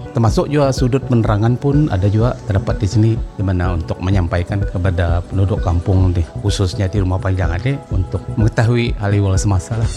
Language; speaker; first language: Malay; non-native, local second language; Iban